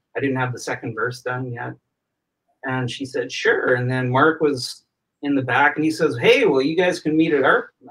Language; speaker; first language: English; native; English